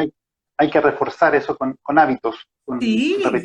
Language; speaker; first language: Spanish; native; Spanish